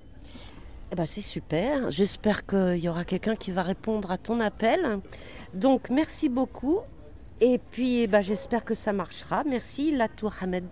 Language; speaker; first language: French; native; French